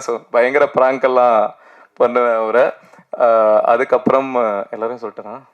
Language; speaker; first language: Tamil; native; Tamil